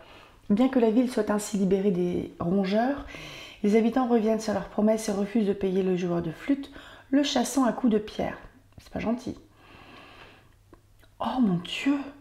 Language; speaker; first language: French; native; French